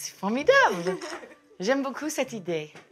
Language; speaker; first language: French; non-native, learner; English